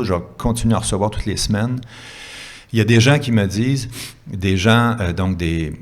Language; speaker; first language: French; native; French